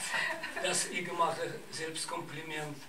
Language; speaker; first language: German; non-native, learner; Russian